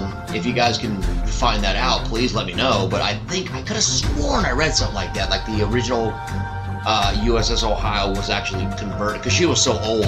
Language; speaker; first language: English; native; English